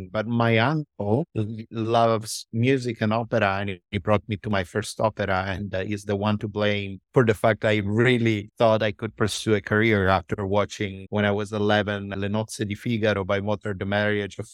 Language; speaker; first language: English; non-native, fluent; Italian